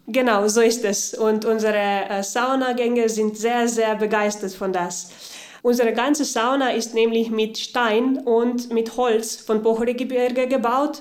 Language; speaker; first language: German; non-native, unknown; Slovenian